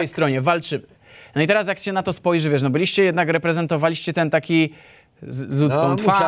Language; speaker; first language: Polish; native; Polish